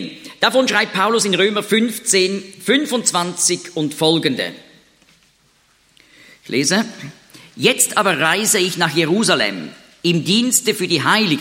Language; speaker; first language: German; native; German